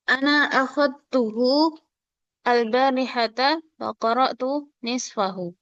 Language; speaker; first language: Arabic; non-native, fluent; Indonesian